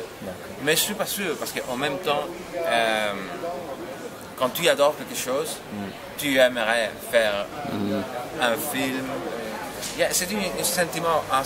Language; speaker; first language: French; non-native, fluent; Spanish